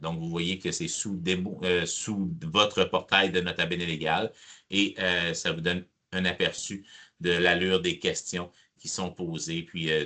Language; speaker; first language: French; native; French